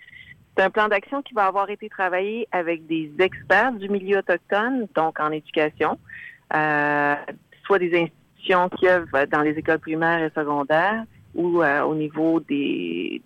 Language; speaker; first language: French; native; French